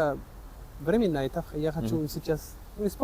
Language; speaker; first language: Russian; non-native, learner; French